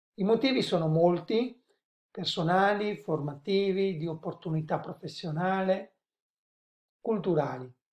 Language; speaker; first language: Italian; native; Italian